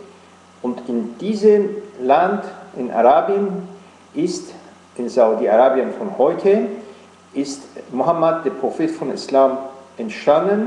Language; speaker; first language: German; non-native, fluent; Persian